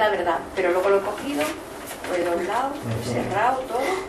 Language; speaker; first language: Spanish; native; Spanish